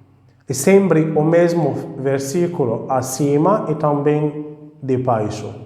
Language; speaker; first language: Portuguese; non-native, fluent; Arabic